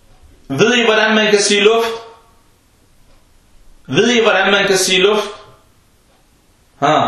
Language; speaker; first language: Danish; non-native, fluent; Arabic